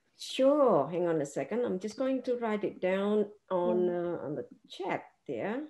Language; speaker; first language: English; non-native, fluent; Indonesian